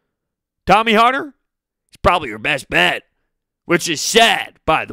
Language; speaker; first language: English; native; English